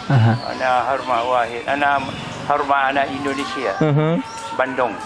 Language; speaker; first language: Arabic; non-native, learner; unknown